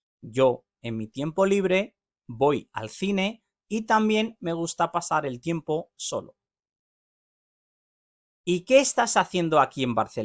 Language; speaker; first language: Spanish; non-native, fluent; Urdu